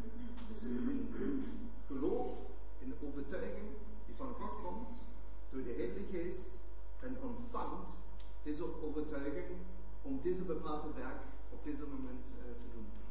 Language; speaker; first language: Dutch; non-native, fluent; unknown